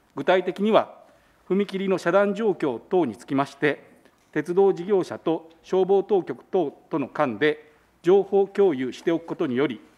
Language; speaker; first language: Japanese; native; Japanese